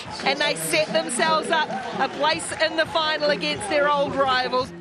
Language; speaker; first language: English; native; English